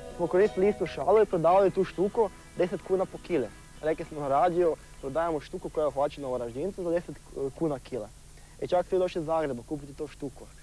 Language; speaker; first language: Bosnian; early bilingual, heritage; Bosnian